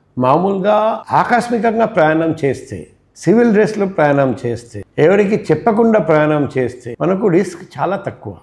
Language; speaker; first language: Telugu; non-native, fluent; Bangla